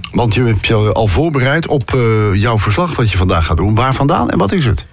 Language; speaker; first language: Dutch; native; Dutch